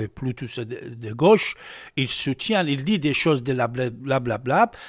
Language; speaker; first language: French; non-native, fluent; Persian